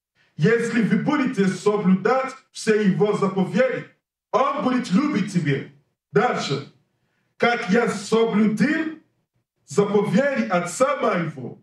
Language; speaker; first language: Russian; non-native, learner; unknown